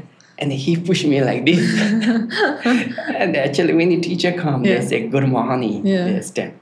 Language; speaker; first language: English; non-native, learner; Tibetan